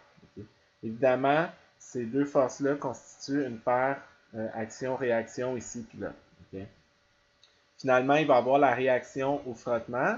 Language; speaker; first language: French; native; French